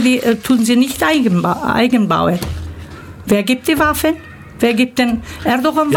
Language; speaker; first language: German; early bilingual, other home language; Turkish